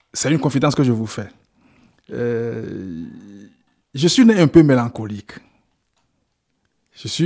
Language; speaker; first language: French; non-native, local second language; Ewe